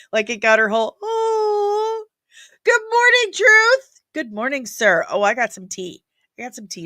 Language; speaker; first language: English; native; English